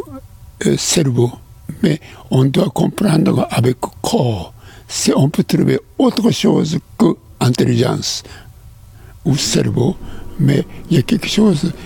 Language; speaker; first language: French; non-native, fluent; Japanese